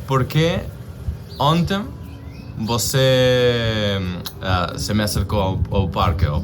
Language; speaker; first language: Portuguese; non-native, learner; Spanish